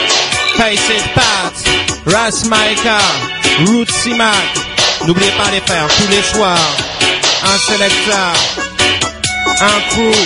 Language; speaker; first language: French; native; French